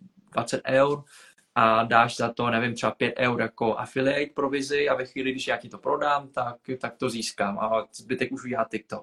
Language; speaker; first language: Czech; early bilingual, other home language; Vietnamese